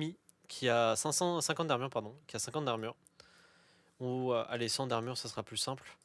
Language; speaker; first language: French; native; French